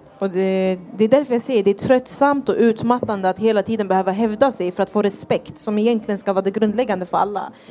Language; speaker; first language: Swedish; early bilingual, other home language; Thai